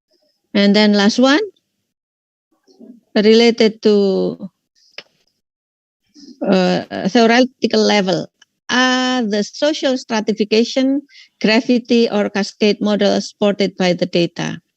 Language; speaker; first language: English; non-native, fluent; Indonesian